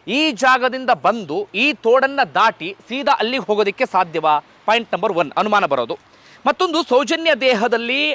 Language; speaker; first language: Kannada; native; Kannada